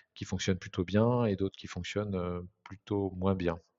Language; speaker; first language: French; native; French